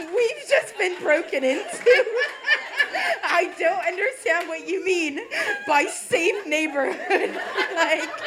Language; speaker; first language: English; non-native, fluent; French